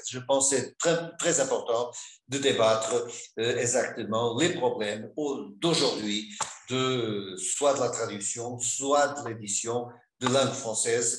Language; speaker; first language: French; non-native, fluent; Portuguese